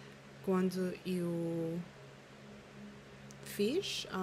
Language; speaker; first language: Portuguese; non-native, learner; Filipino